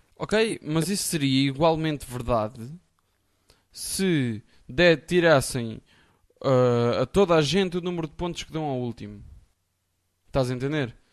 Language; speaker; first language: Portuguese; native; Portuguese